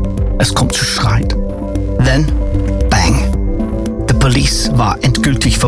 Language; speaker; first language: German; native; German